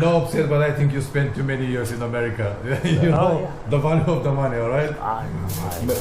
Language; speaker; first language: English; non-native, fluent; Bulgarian